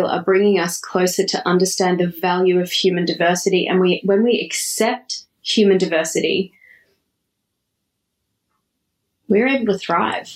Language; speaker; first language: English; native; English